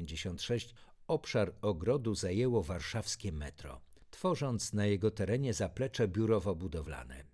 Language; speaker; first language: Polish; native; Polish